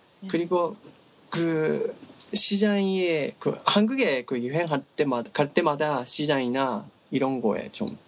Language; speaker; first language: Korean; non-native, learner; Japanese